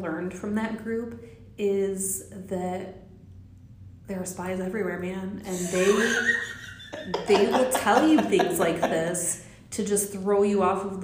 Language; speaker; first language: English; native; English